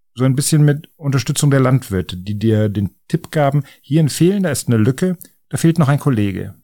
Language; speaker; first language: German; non-native, fluent; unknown